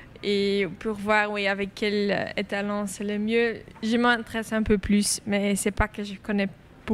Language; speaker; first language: French; non-native, local second language; Dutch